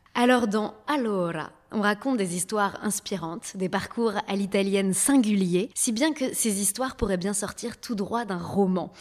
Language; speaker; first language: French; native; French